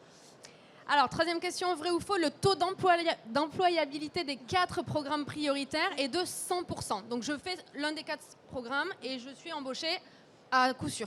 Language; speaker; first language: French; native; French